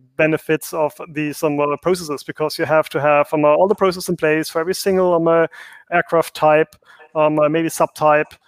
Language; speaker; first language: English; non-native, fluent; German